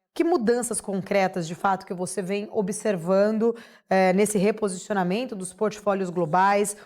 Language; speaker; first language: Portuguese; native; Portuguese